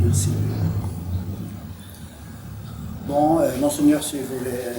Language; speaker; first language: French; non-native, fluent; Spanish